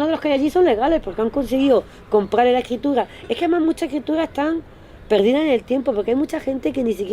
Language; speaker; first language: Spanish; native; Spanish